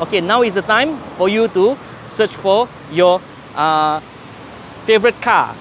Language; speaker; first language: English; non-native, local second language; Malay